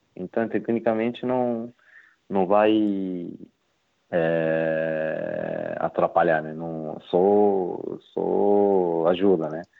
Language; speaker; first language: Portuguese; non-native, learner; Japanese